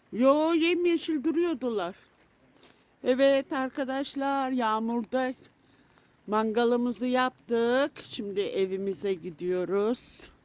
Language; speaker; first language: Turkish; early bilingual, other home language; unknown